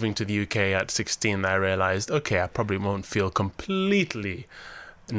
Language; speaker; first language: English; native; English